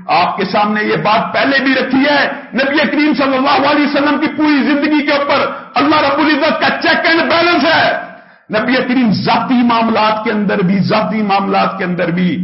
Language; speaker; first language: Urdu; native; Urdu